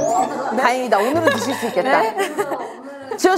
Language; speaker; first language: Korean; native; Korean